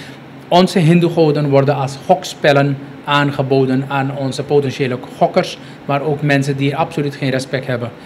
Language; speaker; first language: Dutch; native; Dutch